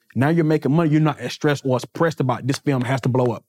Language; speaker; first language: English; native; English